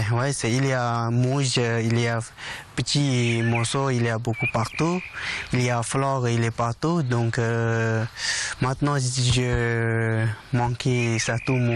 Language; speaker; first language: French; non-native, learner; Tibetan